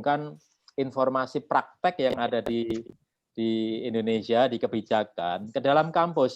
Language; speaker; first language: Indonesian; native; Indonesian